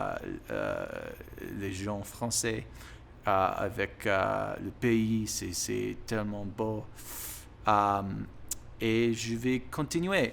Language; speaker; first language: French; non-native, learner; English